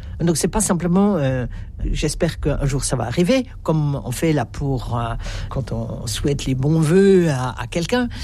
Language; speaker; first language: French; native; French